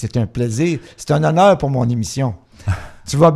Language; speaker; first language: French; native; French